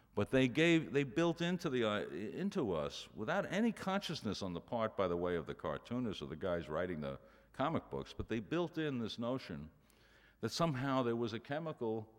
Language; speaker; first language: English; native; English